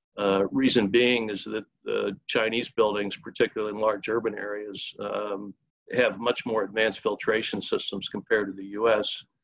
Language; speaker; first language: English; native; English